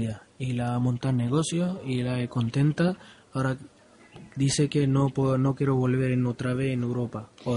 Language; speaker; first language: Spanish; non-native, learner; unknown